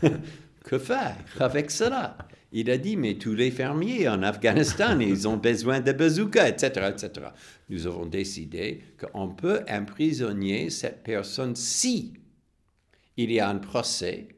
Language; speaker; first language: French; non-native, fluent; English